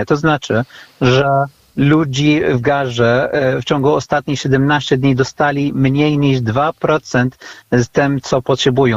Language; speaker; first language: Polish; non-native, fluent; Arabic